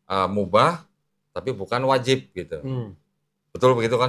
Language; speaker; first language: Indonesian; native; Indonesian